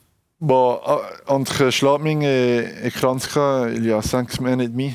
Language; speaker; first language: French; non-native, local second language; German